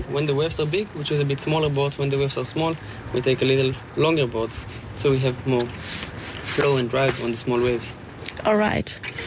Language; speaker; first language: Danish; non-native, fluent; French